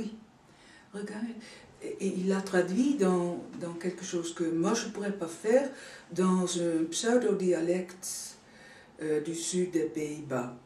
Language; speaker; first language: French; non-native, fluent; Dutch